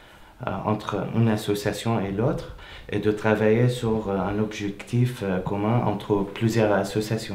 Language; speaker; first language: French; non-native, fluent; Arabic